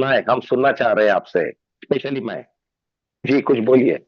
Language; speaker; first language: Hindi; native; Hindi